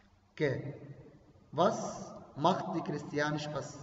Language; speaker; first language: German; non-native, fluent; Arabic